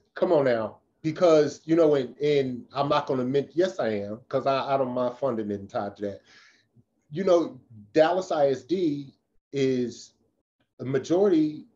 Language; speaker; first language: English; native; English